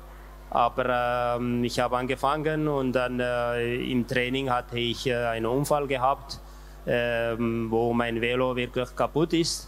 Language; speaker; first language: German; non-native, learner; Tigrinya